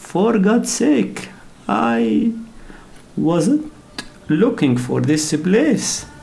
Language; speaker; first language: English; non-native, learner; Arabic